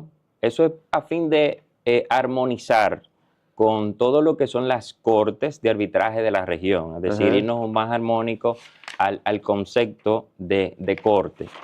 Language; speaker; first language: Spanish; native; Spanish